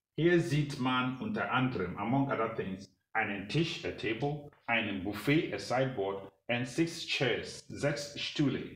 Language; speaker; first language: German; non-native, learner; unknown